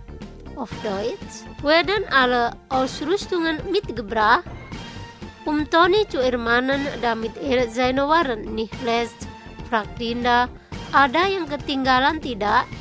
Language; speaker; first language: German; non-native, fluent; Indonesian